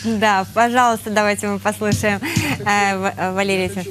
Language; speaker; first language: Russian; native; Russian